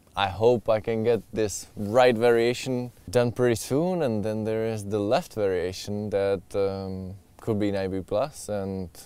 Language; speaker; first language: English; non-native, fluent; Czech